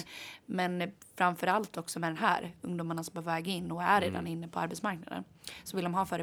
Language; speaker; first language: Swedish; native; Swedish